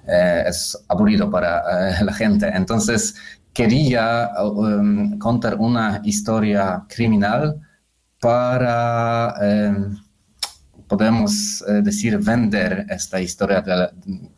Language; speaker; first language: Spanish; non-native, learner; Polish